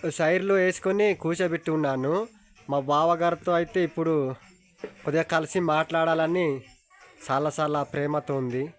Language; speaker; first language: Telugu; non-native, local second language; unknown